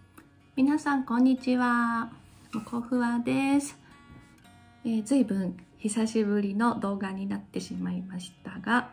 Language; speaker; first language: Japanese; native; Japanese